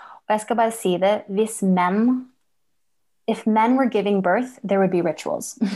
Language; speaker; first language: English; early bilingual, other home language; Norwegian